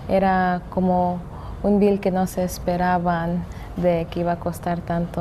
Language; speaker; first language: Spanish; early bilingual, heritage; English